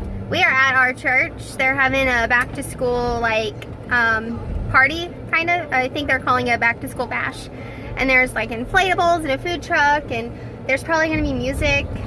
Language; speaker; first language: English; native; English